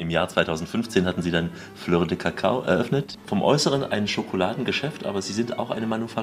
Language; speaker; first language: German; native; German